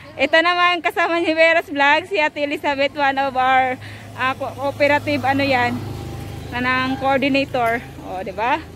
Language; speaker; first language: Filipino; non-native, local second language; Cebuano